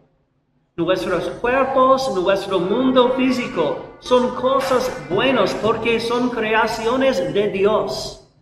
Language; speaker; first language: Spanish; non-native, learner; English